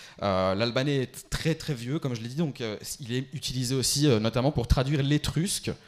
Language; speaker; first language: French; early bilingual, other home language; Albanian